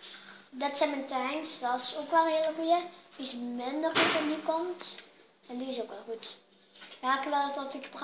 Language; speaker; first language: Dutch; native; Dutch